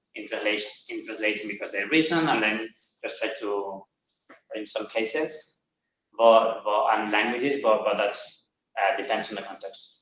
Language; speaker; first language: English; non-native, fluent; Catalan